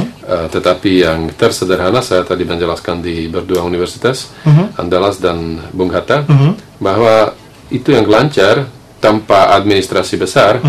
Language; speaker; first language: Indonesian; non-native, fluent; Slovak